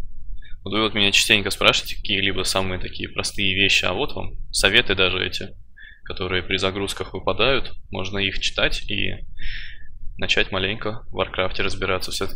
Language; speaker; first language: Russian; native; Russian